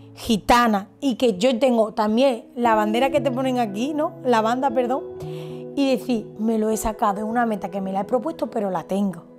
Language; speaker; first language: Spanish; native; Spanish